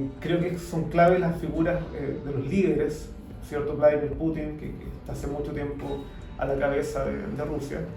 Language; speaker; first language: Spanish; native; Spanish